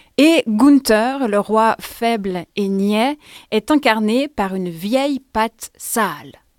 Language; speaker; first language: French; native; French